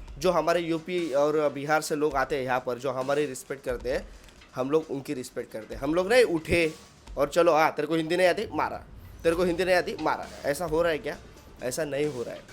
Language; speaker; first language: Hindi; non-native, local second language; Marathi